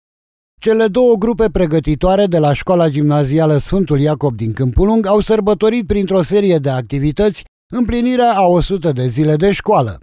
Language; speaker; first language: Romanian; native; Romanian